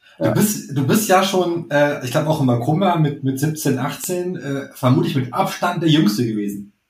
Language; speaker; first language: German; native; German